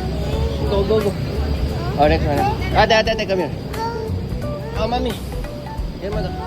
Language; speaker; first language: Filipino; native; Filipino